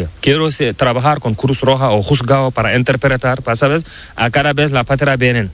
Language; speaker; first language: Spanish; non-native, learner; Fula